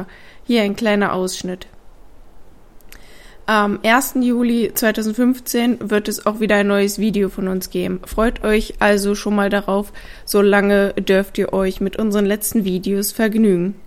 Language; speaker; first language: German; native; German